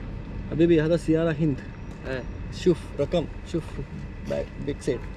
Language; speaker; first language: Arabic; non-native, learner; Malayalam